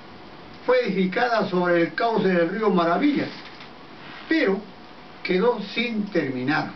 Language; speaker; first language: Spanish; native; Spanish